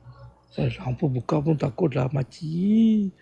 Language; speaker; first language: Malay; non-native, local second language; Tamil